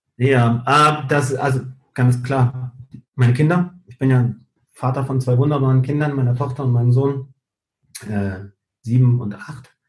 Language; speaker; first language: German; early bilingual, heritage; German